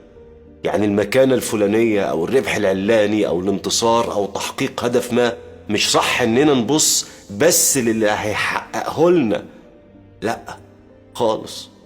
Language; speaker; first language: Arabic; native; Arabic